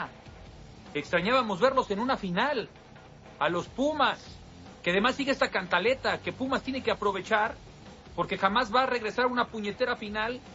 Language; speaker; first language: Spanish; native; Spanish